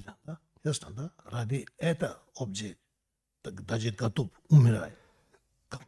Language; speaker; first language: Russian; non-native, learner; Tibetan